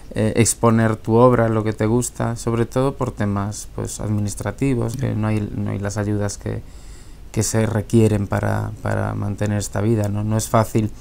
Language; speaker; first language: Spanish; native; Spanish